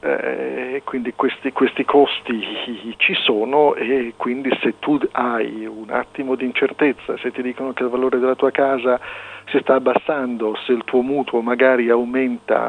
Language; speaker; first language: Italian; native; Italian